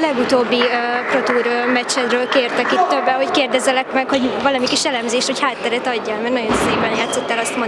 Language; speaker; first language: Hungarian; native; Hungarian